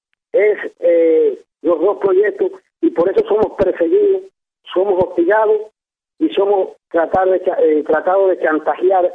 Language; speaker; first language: Spanish; native; Spanish